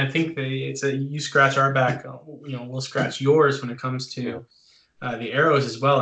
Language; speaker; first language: English; native; English